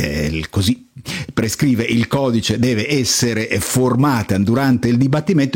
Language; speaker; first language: Italian; native; Italian